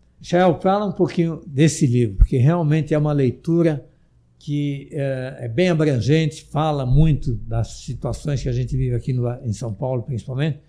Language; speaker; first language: Portuguese; native; Portuguese